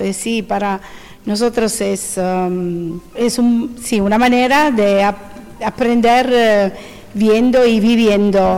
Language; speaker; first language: Spanish; non-native, fluent; Italian